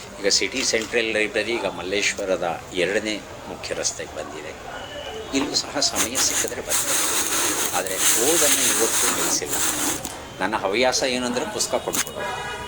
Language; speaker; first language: Kannada; native; Kannada